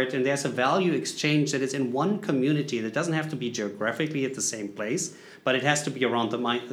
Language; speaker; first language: English; non-native, fluent; German